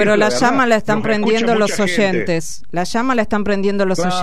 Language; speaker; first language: Spanish; native; Spanish